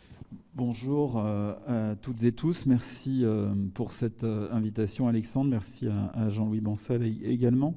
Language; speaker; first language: French; native; French